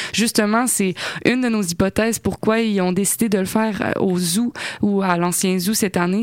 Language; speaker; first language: French; native; French